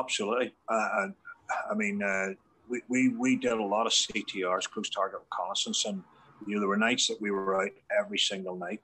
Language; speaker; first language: English; native; English